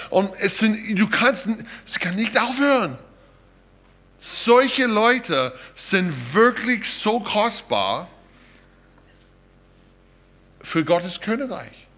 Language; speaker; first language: German; non-native, fluent; English